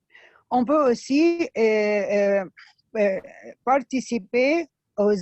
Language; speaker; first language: French; non-native, fluent; Arabic